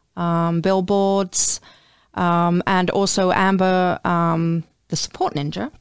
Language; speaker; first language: English; native; English